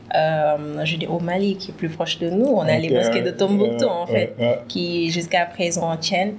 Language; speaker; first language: French; non-native, local second language; Wolof